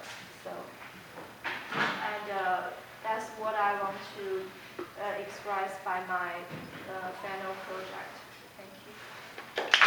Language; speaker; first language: English; non-native, fluent; Chinese